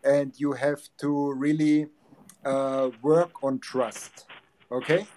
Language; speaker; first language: English; non-native, fluent; German